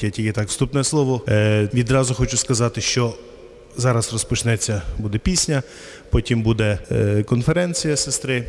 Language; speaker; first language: Ukrainian; native; Ukrainian